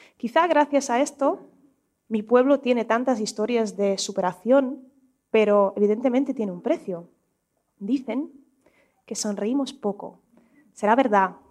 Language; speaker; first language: Spanish; non-native, fluent; Russian